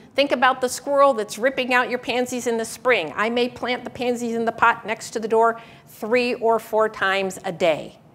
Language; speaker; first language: English; native; English